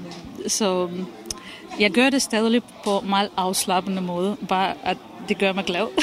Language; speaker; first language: Danish; non-native, fluent; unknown